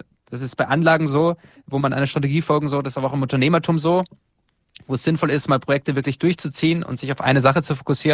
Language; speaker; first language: German; native; German